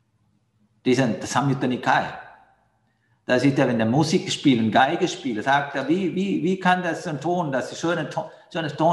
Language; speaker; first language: German; non-native, fluent; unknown